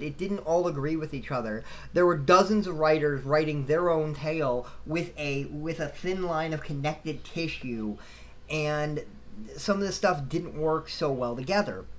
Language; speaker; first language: English; native; English